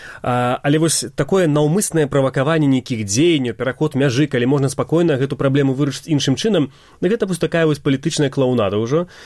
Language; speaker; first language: Belarusian; native; Belarusian